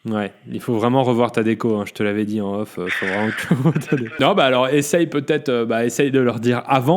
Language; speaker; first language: French; native; French